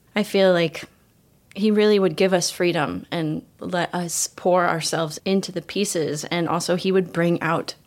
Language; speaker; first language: English; native; English